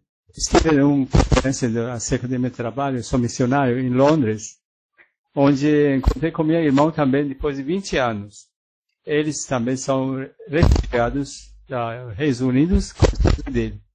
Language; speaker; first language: Portuguese; non-native, fluent; Persian